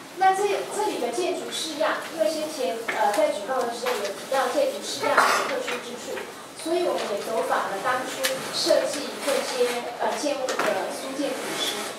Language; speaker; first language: Chinese; native; Chinese